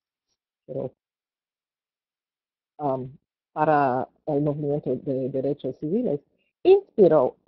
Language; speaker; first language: Spanish; non-native, fluent; English